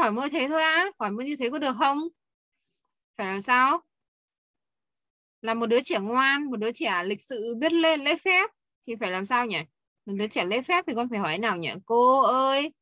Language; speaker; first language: Chinese; non-native, fluent; Vietnamese